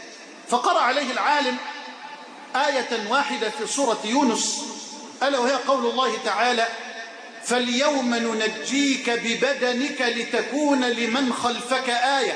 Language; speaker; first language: Arabic; native; Arabic